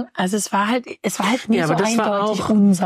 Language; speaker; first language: German; native; German